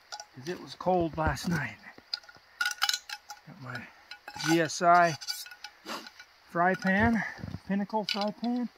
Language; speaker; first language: English; native; English